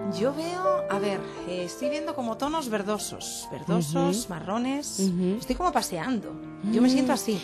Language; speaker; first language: Spanish; native; Spanish